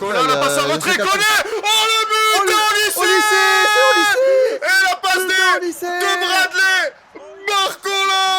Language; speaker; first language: French; native; French